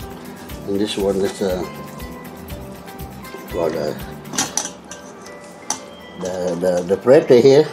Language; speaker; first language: English; non-native, learner; Vietnamese